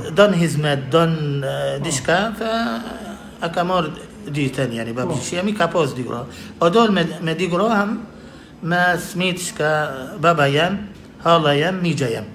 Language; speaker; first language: Albanian; early bilingual, heritage; Albanian